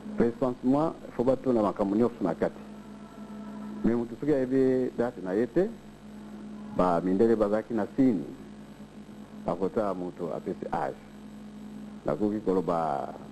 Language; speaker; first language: Lingala; non-native, local second language; Kongo